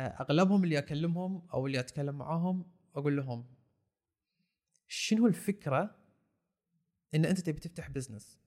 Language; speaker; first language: Arabic; native; Arabic